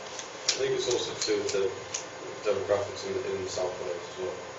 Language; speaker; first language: English; native; English